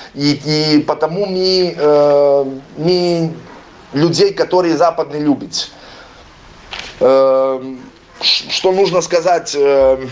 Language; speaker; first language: Russian; non-native, learner; Serbian